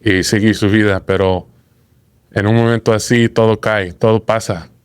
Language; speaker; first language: Spanish; early bilingual, heritage; Spanish